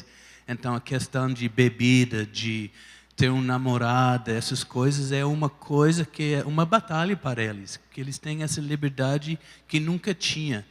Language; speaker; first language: Portuguese; non-native, fluent; English